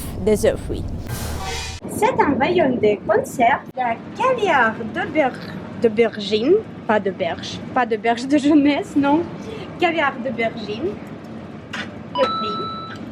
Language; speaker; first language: French; non-native, fluent; Russian